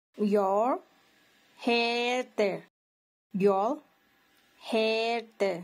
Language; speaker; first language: Swedish; non-native, learner; Vietnamese